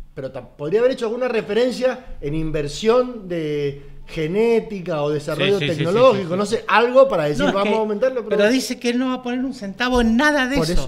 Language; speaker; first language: Spanish; native; Spanish